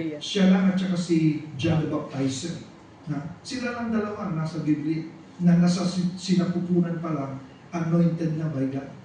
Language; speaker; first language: Filipino; non-native, local second language; Cebuano